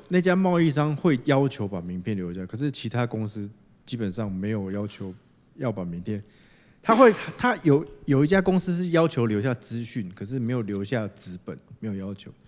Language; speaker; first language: Chinese; native; Chinese